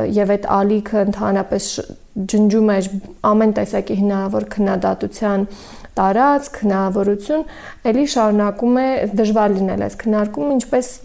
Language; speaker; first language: Armenian; native; Armenian